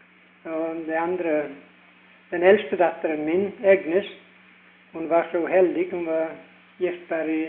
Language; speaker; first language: Norwegian; early bilingual, heritage; Norwegian